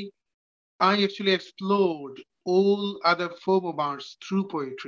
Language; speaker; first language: English; non-native, local second language; Bangla